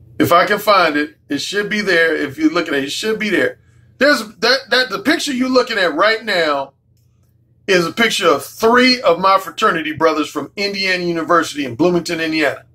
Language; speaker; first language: English; native; English